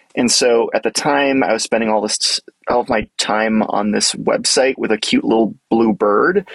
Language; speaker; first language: English; native; English